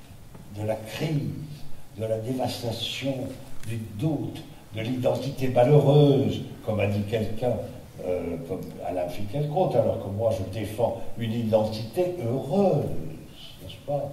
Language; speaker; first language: French; native; French